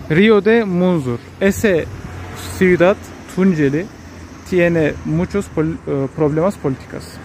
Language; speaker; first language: Spanish; non-native, learner; Turkish